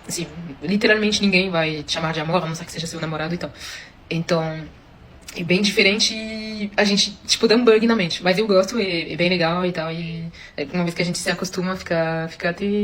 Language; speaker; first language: Portuguese; non-native, fluent; French